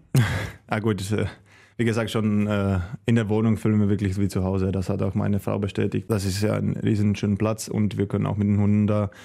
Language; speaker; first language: German; non-native, fluent; Czech